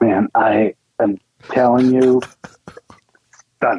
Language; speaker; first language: English; native; English